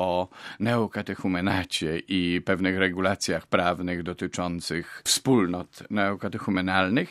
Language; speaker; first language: Polish; native; Polish